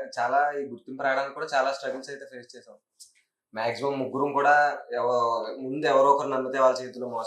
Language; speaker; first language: Telugu; native; Telugu